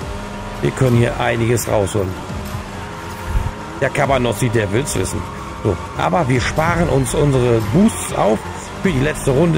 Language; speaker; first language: German; native; German